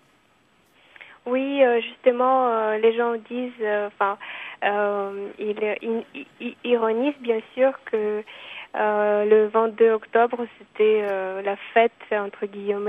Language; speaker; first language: French; non-native, fluent; Kyrgyz